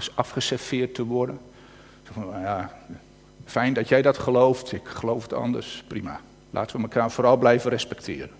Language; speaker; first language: Dutch; native; Dutch